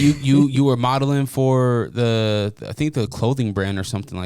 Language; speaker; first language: English; native; English